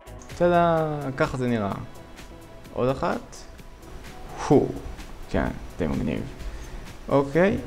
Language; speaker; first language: Hebrew; native; Hebrew